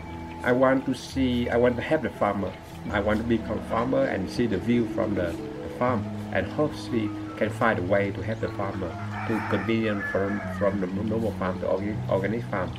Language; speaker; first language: English; non-native, learner; Vietnamese